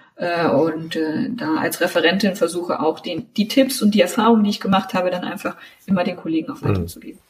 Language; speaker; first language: German; native; German